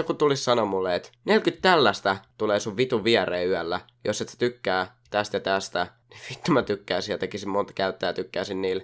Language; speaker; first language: Finnish; native; Finnish